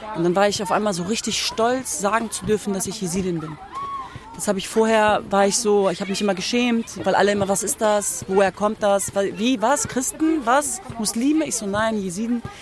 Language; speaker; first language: German; early bilingual, other home language; Kurdish